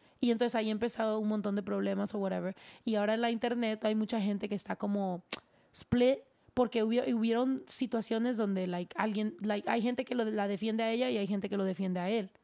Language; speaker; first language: Spanish; early bilingual, heritage; Spanish